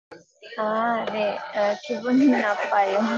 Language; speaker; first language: Korean; non-native, learner; Spanish